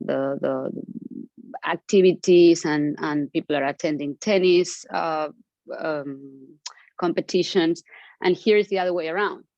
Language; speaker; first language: English; non-native, fluent; Spanish